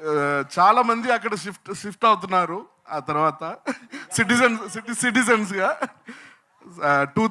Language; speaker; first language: Telugu; non-native, fluent; Tamil